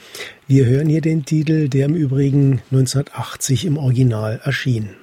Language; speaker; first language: German; native; German